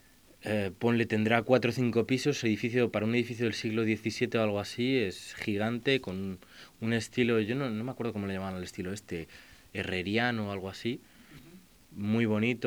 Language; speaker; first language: Spanish; native; Spanish